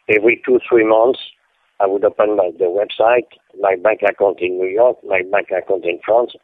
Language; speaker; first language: English; non-native, fluent; French